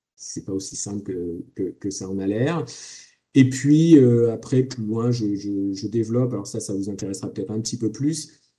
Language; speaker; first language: French; native; French